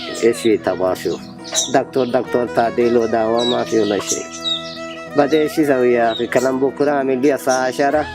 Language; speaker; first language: Arabic; non-native, learner; Bangla